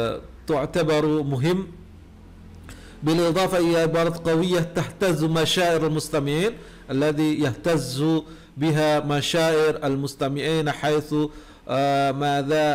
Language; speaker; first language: Arabic; non-native, fluent; Indonesian